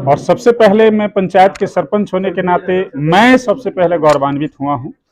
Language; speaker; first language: Hindi; native; Hindi